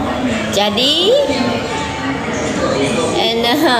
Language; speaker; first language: Indonesian; non-native, learner; Vietnamese